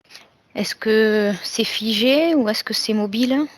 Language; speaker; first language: French; native; French